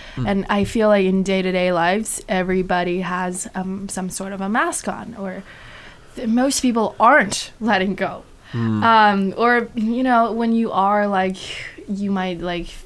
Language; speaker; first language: English; non-native, fluent; Chinese